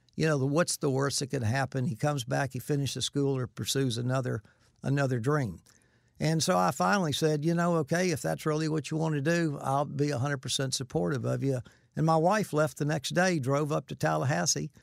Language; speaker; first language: English; native; English